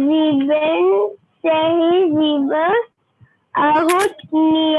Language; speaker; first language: German; non-native, learner; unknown